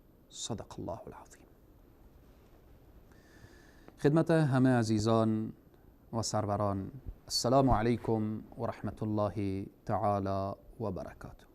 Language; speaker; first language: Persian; native; Persian